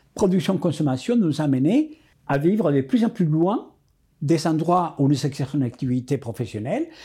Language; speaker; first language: French; non-native, fluent; Spanish